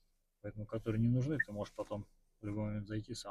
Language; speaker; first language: Russian; native; Russian